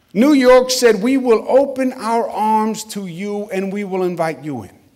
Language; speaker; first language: English; native; English